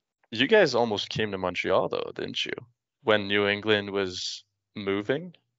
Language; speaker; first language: English; non-native, fluent; French